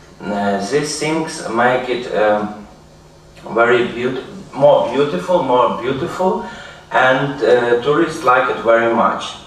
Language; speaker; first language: English; non-native, learner; Ukrainian